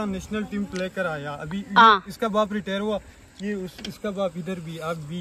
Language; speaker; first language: Hindi; non-native, fluent; Pashto